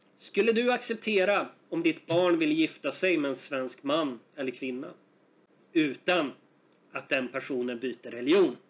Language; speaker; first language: Swedish; native; Swedish